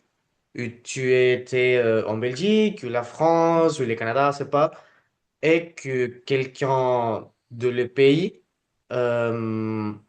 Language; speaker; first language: French; non-native, fluent; Spanish